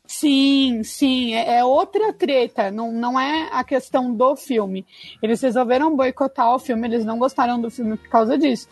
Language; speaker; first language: Portuguese; native; Portuguese